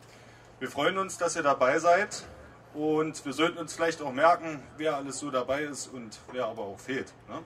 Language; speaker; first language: German; native; German